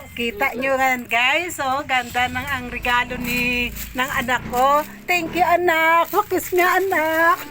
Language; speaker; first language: Filipino; native; Filipino